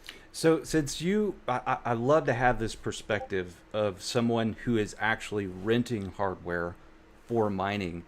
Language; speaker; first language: English; native; English